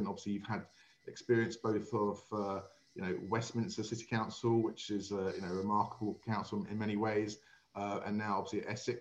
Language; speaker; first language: English; native; English